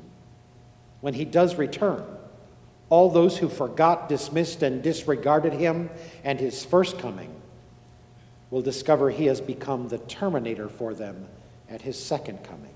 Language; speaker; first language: English; native; English